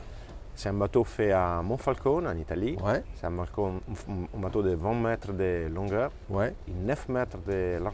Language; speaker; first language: French; non-native, fluent; Italian